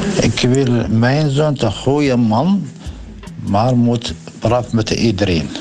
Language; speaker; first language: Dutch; non-native, learner; Arabic